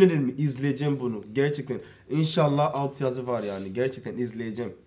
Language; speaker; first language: Turkish; non-native, learner; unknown